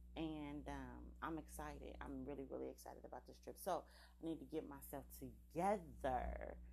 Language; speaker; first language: English; native; English